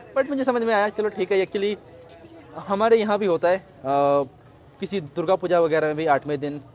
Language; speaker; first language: Hindi; native; Hindi